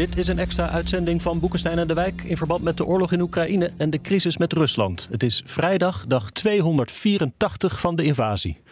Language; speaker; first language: Dutch; native; Dutch